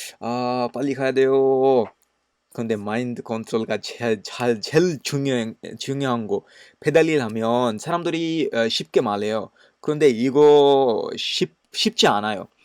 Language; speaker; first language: Korean; non-native, learner; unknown